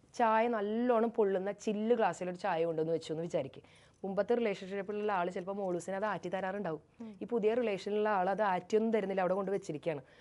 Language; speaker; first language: Malayalam; native; Malayalam